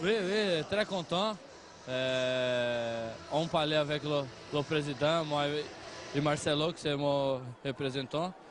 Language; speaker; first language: French; non-native, learner; Portuguese